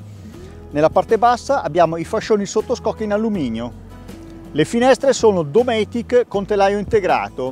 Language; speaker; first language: Italian; native; Italian